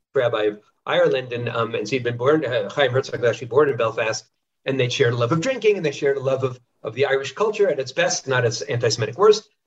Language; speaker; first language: English; native; English